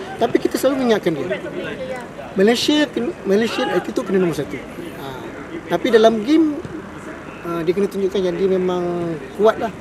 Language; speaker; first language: Malay; native; Malay